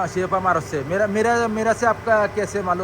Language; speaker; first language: Hindi; non-native, learner; Bangla